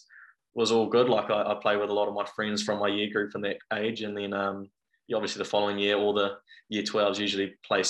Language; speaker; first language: English; native; English